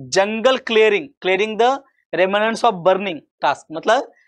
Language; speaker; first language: Hindi; non-native, local second language; Marathi